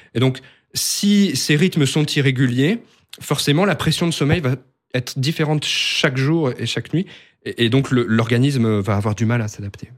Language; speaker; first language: French; native; French